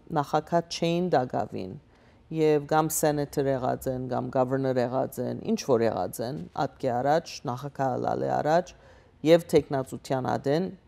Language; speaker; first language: Armenian; early bilingual, heritage; Armenian